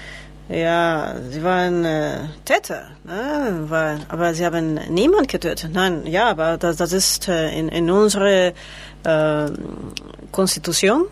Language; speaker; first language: German; non-native, learner; Spanish